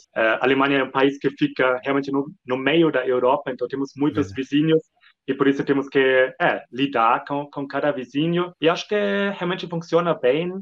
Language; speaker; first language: Portuguese; non-native, fluent; German